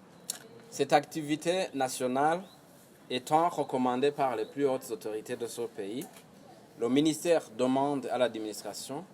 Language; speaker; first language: French; non-native, local second language; Rundi